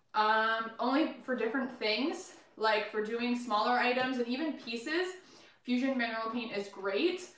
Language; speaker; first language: English; native; English